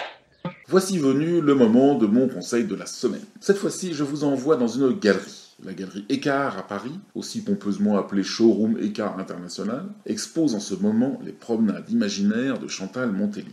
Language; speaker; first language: French; native; French